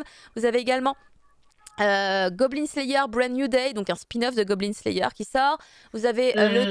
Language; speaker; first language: French; native; French